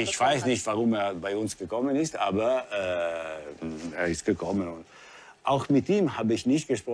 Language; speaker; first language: German; non-native, fluent; Italian